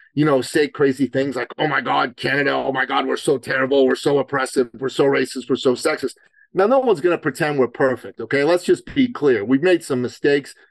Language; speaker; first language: English; early bilingual, other home language; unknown